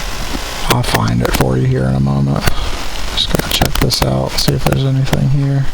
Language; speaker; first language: English; native; English